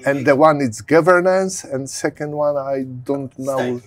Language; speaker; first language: English; non-native, learner; Polish